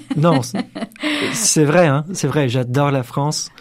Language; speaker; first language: French; non-native, fluent; English